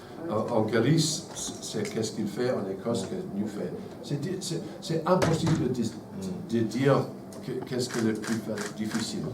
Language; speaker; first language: French; non-native, fluent; English